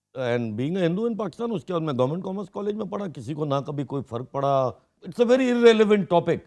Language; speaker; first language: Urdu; non-native, local second language; Sindhi